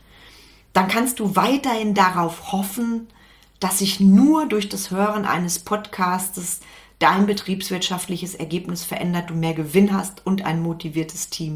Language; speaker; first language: German; native; German